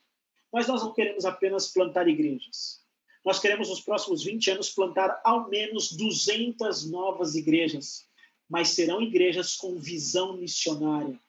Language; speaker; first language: Portuguese; native; Portuguese